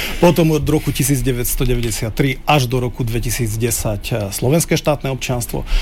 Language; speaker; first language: Slovak; non-native, local second language; Hungarian